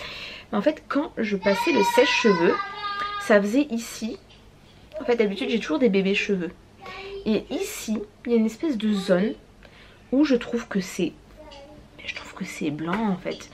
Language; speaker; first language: French; native; French